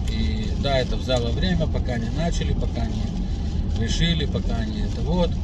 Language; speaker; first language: Russian; native; Russian